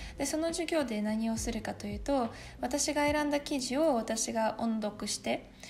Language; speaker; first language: Japanese; non-native, fluent; Russian